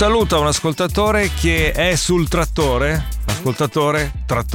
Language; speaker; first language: Italian; native; Italian